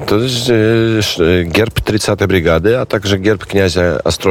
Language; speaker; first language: Polish; non-native, learner; Ukrainian